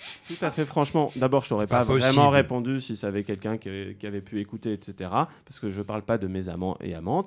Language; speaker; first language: French; native; French